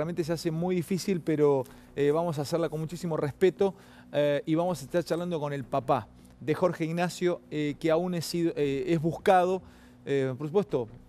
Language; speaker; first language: Spanish; native; Spanish